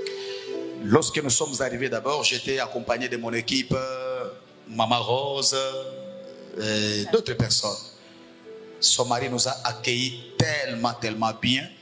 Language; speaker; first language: French; non-native, local second language; Lingala